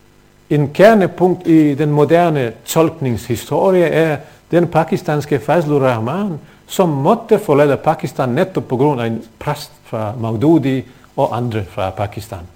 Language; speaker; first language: Danish; non-native, fluent; Bosnian